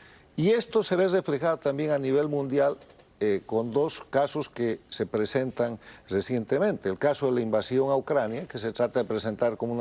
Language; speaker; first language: Spanish; native; Spanish